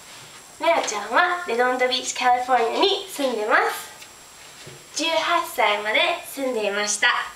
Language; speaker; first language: Japanese; early bilingual, heritage; Japanese